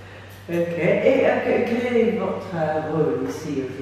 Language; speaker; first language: French; non-native, fluent; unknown